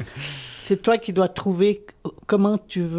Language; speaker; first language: French; native; French